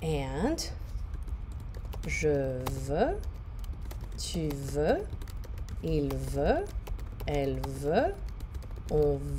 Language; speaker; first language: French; non-native, fluent; English